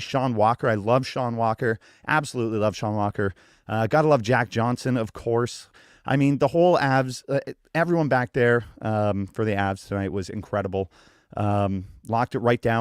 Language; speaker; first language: English; native; English